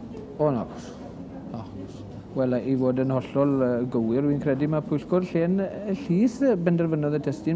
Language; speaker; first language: Welsh; native; Welsh